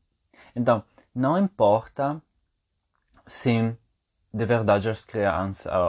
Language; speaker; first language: Portuguese; non-native, fluent; Italian